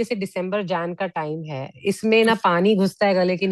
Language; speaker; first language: Hindi; native; Hindi